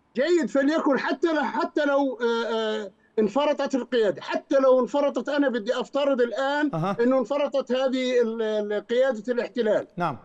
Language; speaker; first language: Arabic; native; Arabic